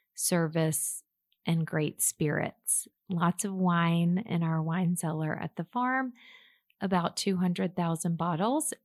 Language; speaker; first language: English; native; English